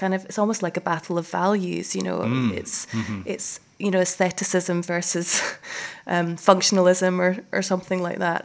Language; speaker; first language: English; native; English